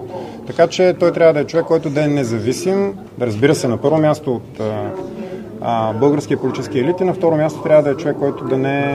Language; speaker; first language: Bulgarian; native; Bulgarian